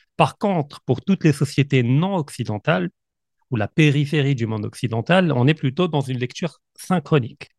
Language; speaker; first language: French; non-native, local second language; Arabic